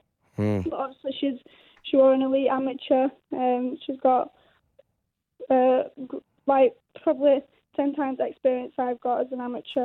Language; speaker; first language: English; native; English